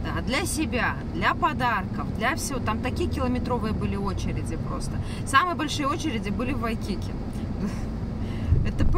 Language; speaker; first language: Russian; native; Russian